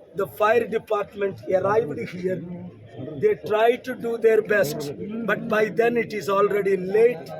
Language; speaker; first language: English; non-native, local second language; Telugu